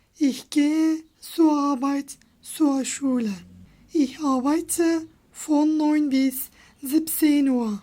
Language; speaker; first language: German; non-native, fluent; Turkish